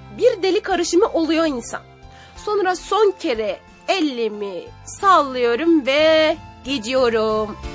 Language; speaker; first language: Turkish; non-native, fluent; Arabic